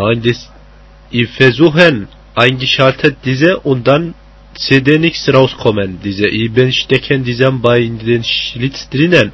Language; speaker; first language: German; non-native, learner; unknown